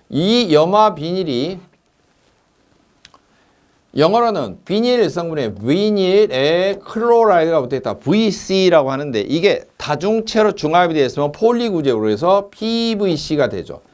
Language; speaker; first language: Korean; native; Korean